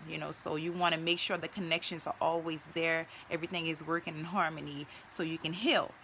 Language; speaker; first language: English; native; English